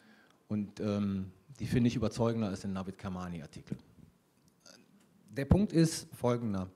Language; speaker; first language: German; native; German